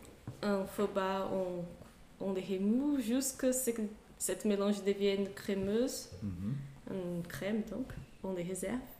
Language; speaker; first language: French; non-native, fluent; Portuguese